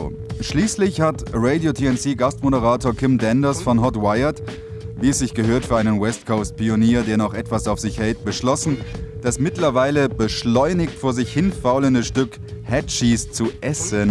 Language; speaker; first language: German; native; German